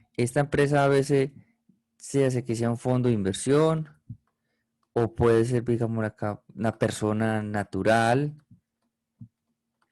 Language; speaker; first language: Spanish; native; Spanish